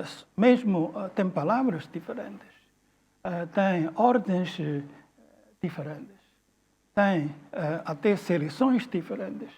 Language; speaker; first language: Portuguese; non-native, fluent; Chinese